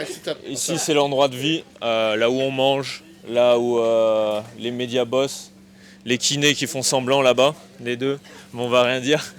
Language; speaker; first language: French; native; French